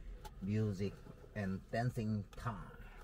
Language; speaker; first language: English; non-native, learner; Korean